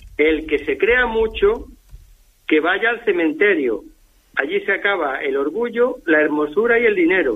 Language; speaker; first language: Spanish; non-native, local second language; Galician